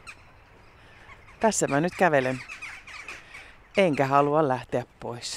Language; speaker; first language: Finnish; early bilingual, heritage; Finnish